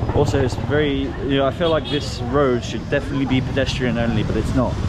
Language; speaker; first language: English; native; English